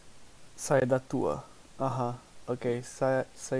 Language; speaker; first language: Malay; non-native, learner; English